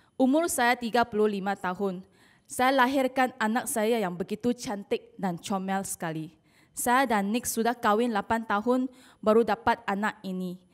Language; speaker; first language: Malay; non-native, local second language; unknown